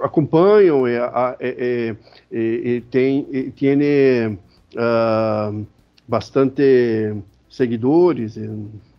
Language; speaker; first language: Portuguese; non-native, fluent; Spanish